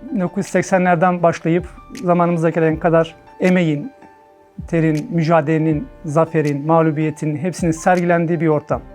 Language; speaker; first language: Turkish; native; Turkish